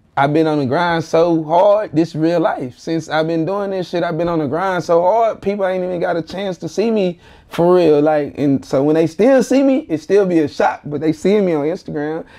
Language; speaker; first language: English; native; English